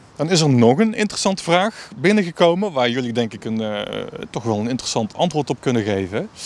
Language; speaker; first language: Dutch; native; Dutch